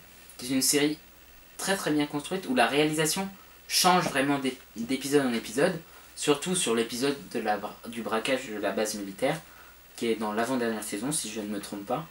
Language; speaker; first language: French; native; French